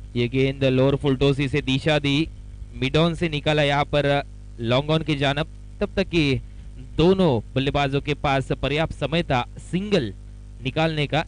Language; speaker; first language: Hindi; non-native, local second language; Marathi